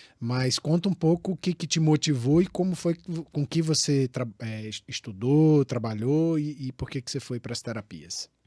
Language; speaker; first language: Portuguese; native; Portuguese